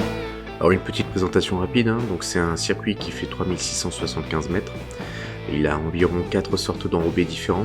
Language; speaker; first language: French; native; French